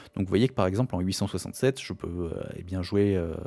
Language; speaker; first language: French; native; French